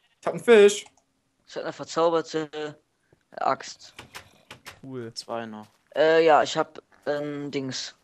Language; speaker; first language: German; native; German